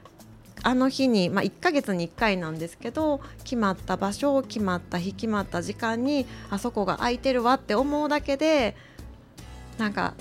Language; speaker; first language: Japanese; native; Japanese